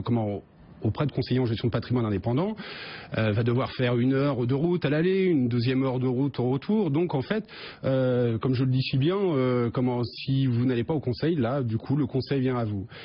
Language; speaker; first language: French; native; French